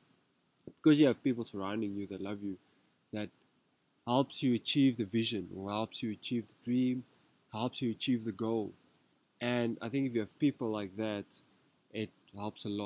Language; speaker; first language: English; non-native, local second language; Afrikaans